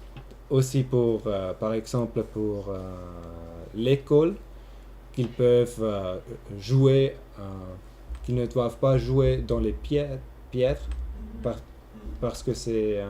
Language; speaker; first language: French; non-native, local second language; German